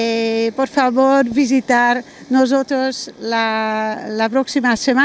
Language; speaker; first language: Spanish; non-native, learner; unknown